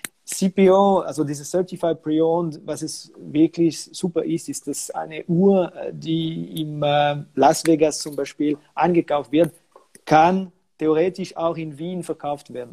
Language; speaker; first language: German; non-native, local second language; French